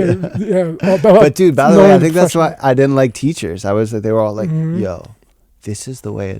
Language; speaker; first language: English; native; English